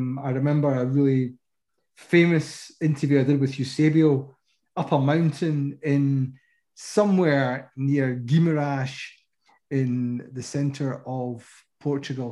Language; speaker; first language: English; native; English